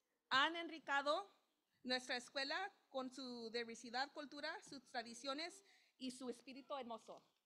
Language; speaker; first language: Spanish; non-native, learner; English